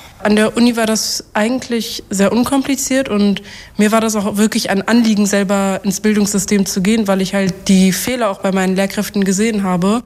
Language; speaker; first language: German; early bilingual, other home language; Kurdish